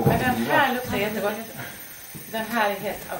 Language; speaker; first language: Swedish; native; Swedish